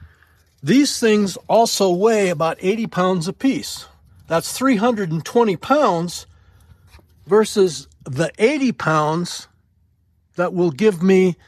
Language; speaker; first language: English; native; English